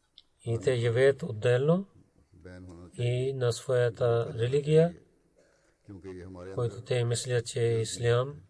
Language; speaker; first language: Bulgarian; non-native, learner; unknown